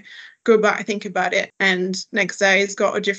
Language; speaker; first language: English; non-native, fluent; French